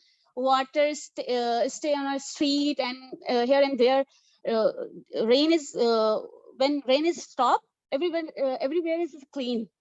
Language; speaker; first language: English; non-native, local second language; Urdu